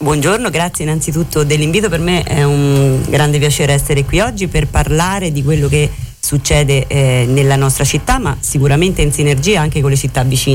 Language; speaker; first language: Italian; native; Italian